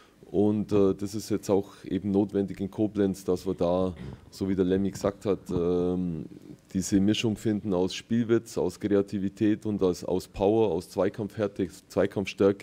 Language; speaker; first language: German; native; German